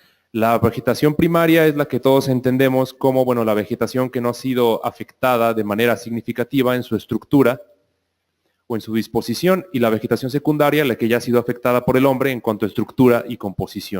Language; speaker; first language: Spanish; native; Spanish